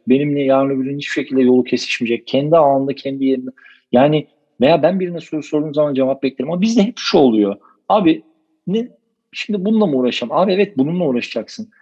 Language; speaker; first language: Turkish; native; Turkish